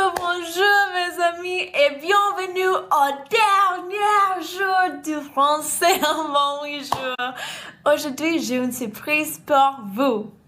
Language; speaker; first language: French; non-native, learner; English